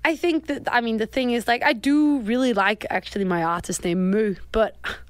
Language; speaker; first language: English; non-native, fluent; Danish